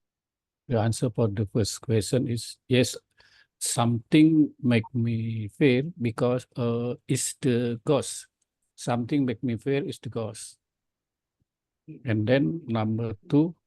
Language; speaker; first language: English; non-native, learner; Indonesian